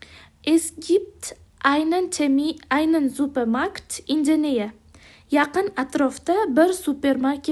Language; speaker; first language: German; non-native, fluent; Uzbek